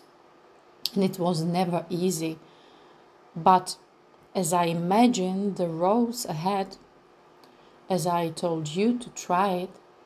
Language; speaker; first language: English; non-native, fluent; Czech